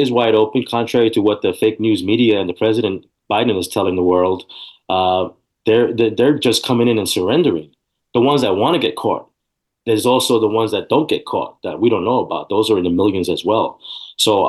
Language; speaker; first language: English; native; English